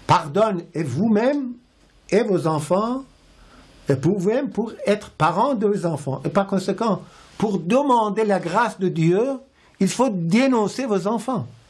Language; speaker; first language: French; non-native, fluent; Persian